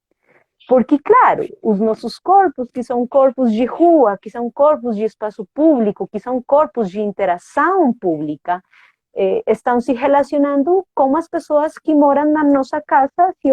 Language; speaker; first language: Portuguese; non-native, fluent; Spanish